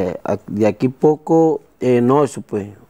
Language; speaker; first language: Portuguese; non-native, learner; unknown